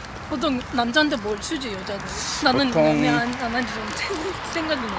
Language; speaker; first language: Korean; non-native, fluent; Turkish